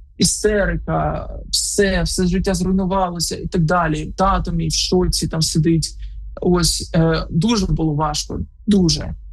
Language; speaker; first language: Ukrainian; native; Ukrainian